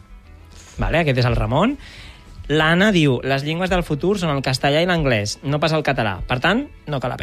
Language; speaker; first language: Catalan; native; Catalan